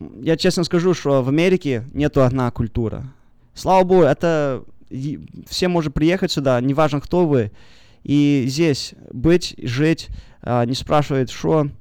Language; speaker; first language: Russian; early bilingual, heritage; Russian